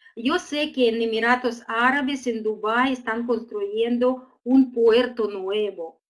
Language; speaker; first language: Spanish; non-native, fluent; Uzbek